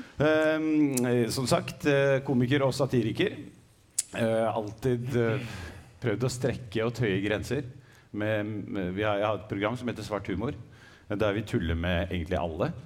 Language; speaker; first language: Norwegian; early bilingual, other home language; Arabic